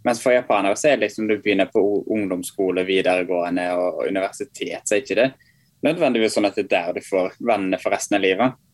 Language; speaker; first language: Norwegian; native; Norwegian